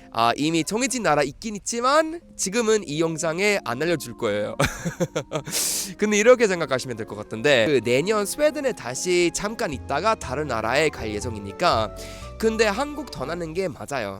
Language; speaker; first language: Korean; non-native, fluent; Swedish